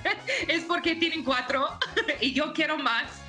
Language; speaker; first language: Spanish; non-native, learner; English